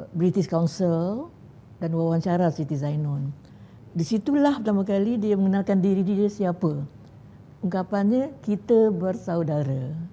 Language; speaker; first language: Malay; native; Malay